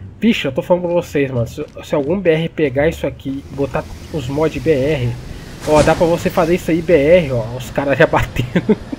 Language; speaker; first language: Portuguese; native; Portuguese